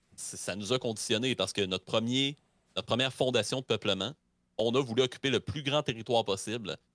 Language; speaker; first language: French; native; French